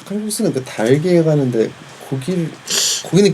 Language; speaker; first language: Korean; native; Korean